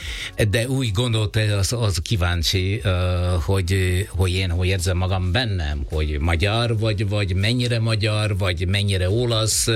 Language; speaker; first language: Hungarian; non-native, fluent; Italian